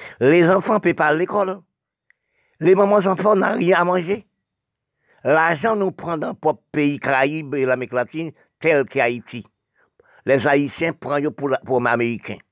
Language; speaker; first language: French; non-native, local second language; Haitian Creole